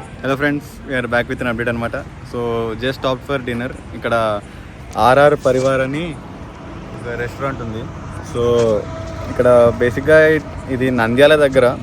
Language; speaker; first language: Telugu; native; Telugu